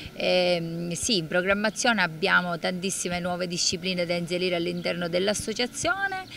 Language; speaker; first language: Italian; native; Italian